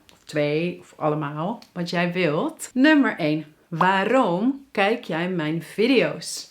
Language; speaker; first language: Dutch; native; Dutch